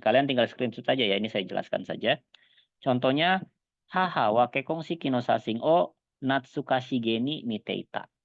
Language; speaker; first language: Indonesian; native; Indonesian